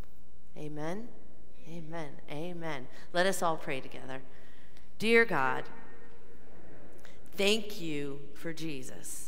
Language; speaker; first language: English; native; English